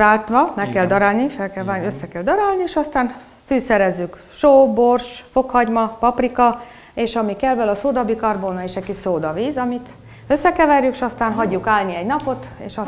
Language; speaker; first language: Hungarian; native; Hungarian